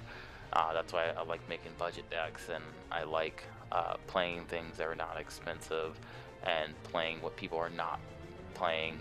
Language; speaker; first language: English; native; English